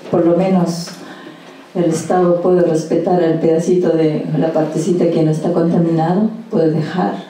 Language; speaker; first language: Spanish; non-native, local second language; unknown